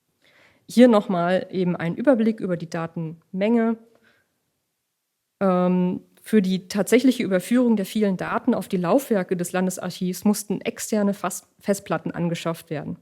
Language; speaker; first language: German; native; German